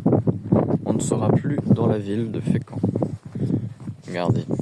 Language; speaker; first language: French; native; French